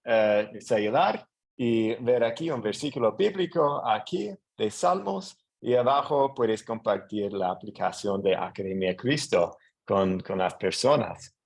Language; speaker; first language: Spanish; non-native, fluent; English